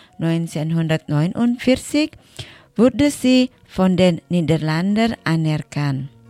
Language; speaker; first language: German; non-native, learner; Indonesian